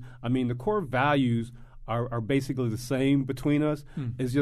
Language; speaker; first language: English; native; English